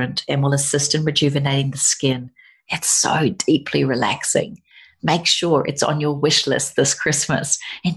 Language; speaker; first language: English; native; English